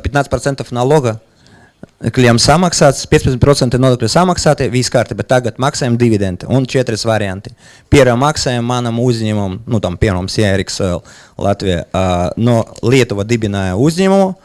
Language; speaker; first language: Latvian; non-native, local second language; Russian